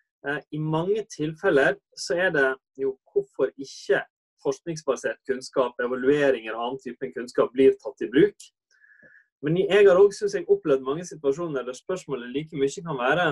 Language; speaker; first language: Norwegian; native; Norwegian